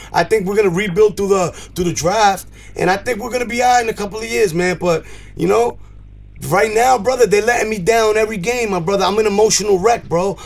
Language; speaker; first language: English; early bilingual, other home language; Spanish